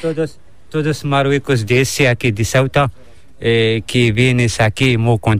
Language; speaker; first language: Spanish; non-native, learner; Arabic